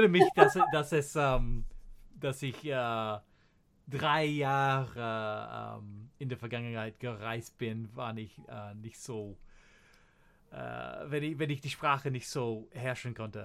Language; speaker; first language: German; non-native, fluent; English